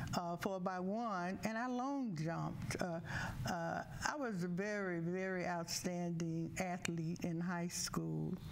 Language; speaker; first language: English; native; English